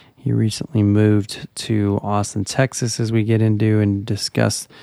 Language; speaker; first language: English; native; English